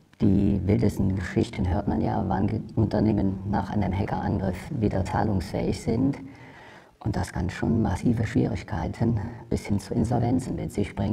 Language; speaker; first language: German; native; German